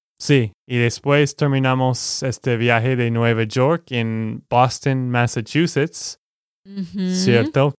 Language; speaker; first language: Spanish; non-native, learner; English